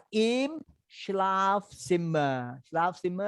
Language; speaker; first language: German; non-native, learner; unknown